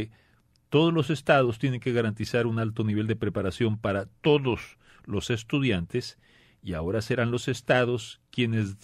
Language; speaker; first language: Spanish; native; Spanish